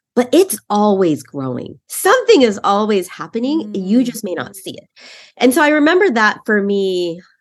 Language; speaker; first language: English; native; English